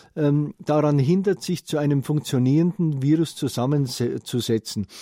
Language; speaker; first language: German; native; German